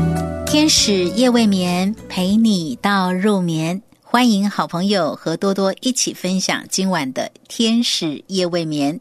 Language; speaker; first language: Chinese; native; Chinese